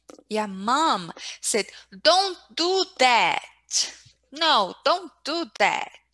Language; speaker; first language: English; non-native, fluent; Portuguese